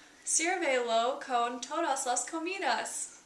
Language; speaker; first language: Spanish; non-native, learner; English